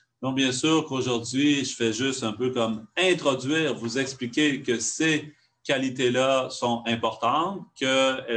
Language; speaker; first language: French; native; French